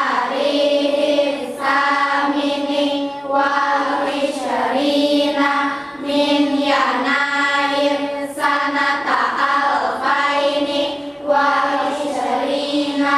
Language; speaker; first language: Arabic; non-native, learner; Indonesian